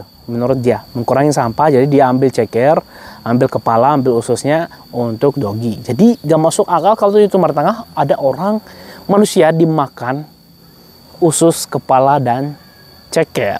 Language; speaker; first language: Indonesian; non-native, fluent; Arabic